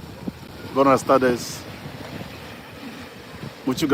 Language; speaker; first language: Spanish; non-native, learner; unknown